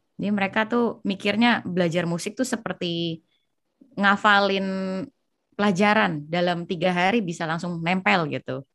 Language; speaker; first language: Indonesian; native; Indonesian